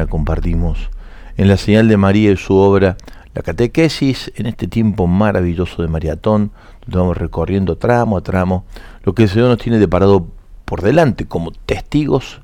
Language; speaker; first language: Spanish; native; Spanish